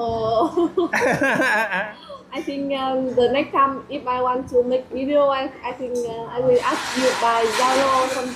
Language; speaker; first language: English; non-native, learner; Vietnamese